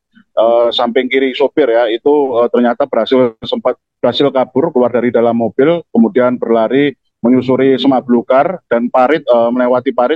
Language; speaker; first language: Indonesian; native; Indonesian